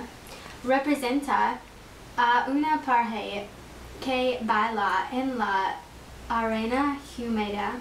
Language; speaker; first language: Spanish; non-native, learner; English